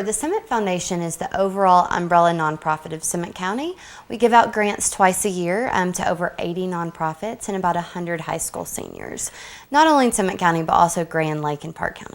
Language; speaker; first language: English; native; English